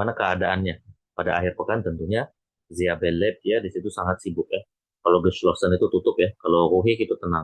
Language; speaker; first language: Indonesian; native; Indonesian